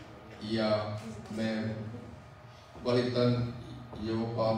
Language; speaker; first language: Finnish; non-native, fluent; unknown